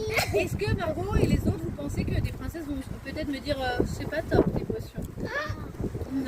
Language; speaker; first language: French; native; French